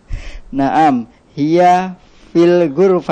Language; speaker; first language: Arabic; non-native, learner; Indonesian